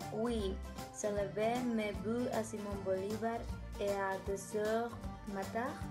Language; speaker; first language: French; non-native, learner; Spanish